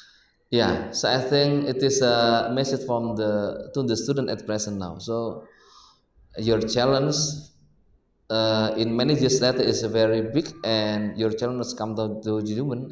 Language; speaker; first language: English; non-native, learner; Indonesian